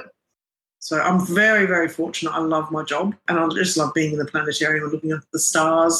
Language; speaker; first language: English; non-native, local second language; Arabic